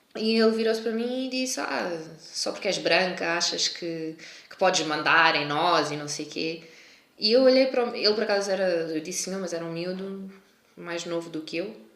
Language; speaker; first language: Portuguese; native; Portuguese